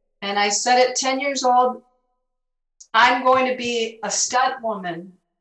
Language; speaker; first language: English; early bilingual, other home language; Spanish